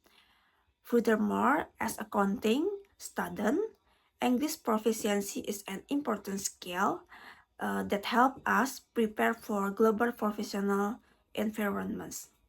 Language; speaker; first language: English; non-native, learner; Indonesian